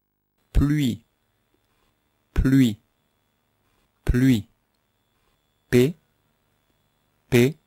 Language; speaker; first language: French; native; French